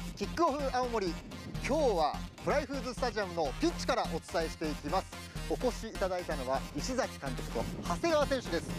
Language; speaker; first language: Japanese; native; Japanese